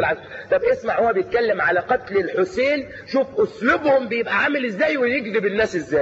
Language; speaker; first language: Arabic; native; Arabic